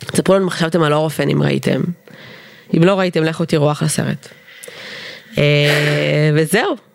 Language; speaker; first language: Hebrew; early bilingual, other home language; Russian